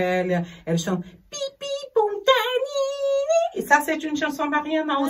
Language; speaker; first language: French; non-native, fluent; Portuguese